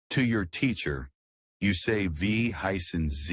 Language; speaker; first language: German; non-native, learner; English